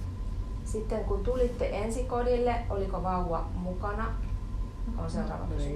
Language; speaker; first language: Finnish; native; Finnish